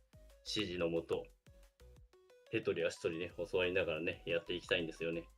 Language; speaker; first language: Japanese; native; Japanese